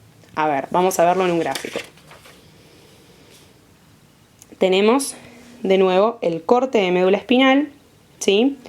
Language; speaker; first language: Spanish; native; Spanish